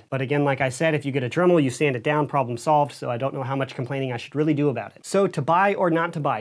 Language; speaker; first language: English; native; English